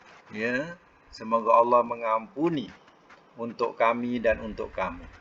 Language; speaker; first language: Malay; native; Malay